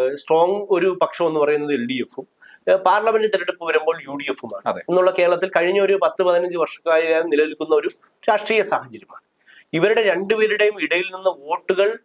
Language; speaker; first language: Malayalam; native; Malayalam